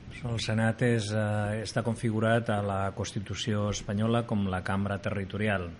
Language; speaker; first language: Catalan; native; Catalan